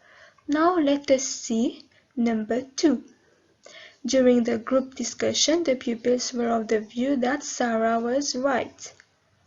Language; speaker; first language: English; non-native, local second language; Morisyen